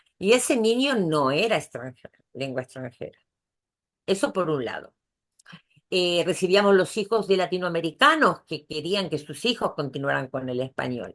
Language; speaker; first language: Spanish; native; Spanish